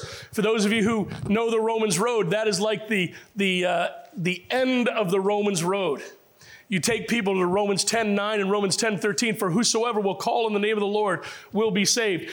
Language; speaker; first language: English; native; English